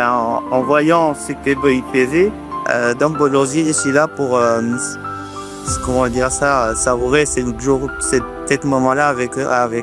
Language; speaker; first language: French; native; French